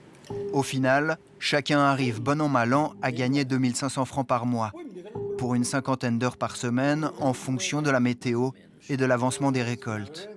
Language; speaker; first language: French; native; French